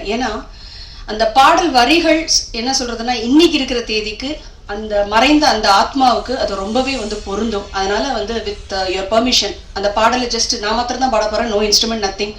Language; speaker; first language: Tamil; native; Tamil